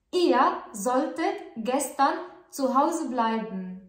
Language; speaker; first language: German; non-native, fluent; Arabic